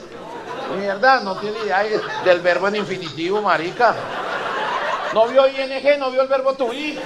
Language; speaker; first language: Spanish; native; Spanish